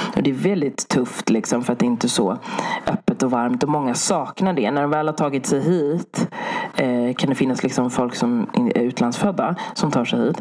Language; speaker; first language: Swedish; early bilingual, other home language; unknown